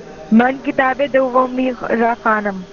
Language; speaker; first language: Persian; non-native, learner; Urdu